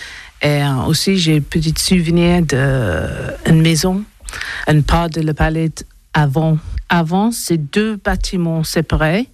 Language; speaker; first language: French; non-native, learner; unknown